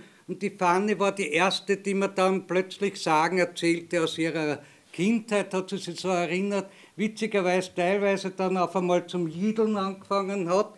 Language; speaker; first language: German; native; German